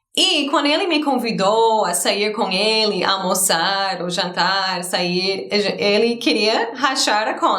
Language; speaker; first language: Portuguese; non-native, fluent; English